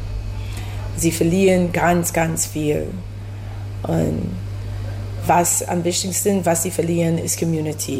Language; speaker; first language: German; non-native, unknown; English